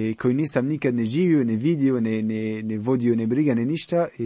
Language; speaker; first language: Croatian; non-native, learner; French